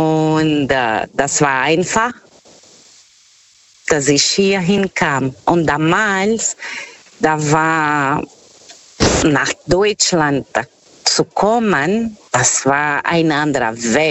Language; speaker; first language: German; non-native, fluent; Portuguese